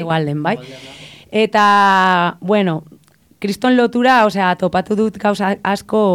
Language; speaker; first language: Basque; non-native, local second language; Spanish